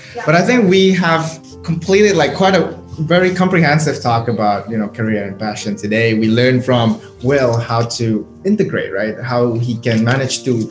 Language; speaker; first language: English; non-native, fluent; Indonesian